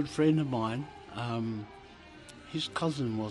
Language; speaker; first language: English; native; English